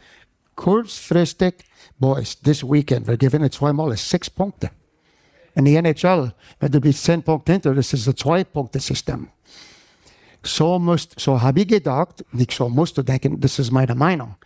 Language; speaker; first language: German; non-native, fluent; English